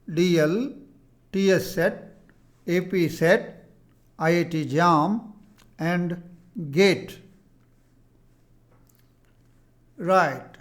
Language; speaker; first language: English; non-native, local second language; Telugu